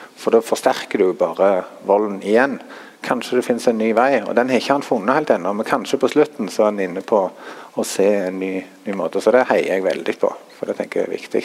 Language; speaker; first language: Norwegian; early bilingual, other home language; German